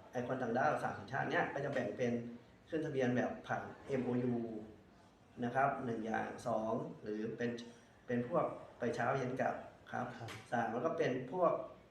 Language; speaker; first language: Thai; native; Thai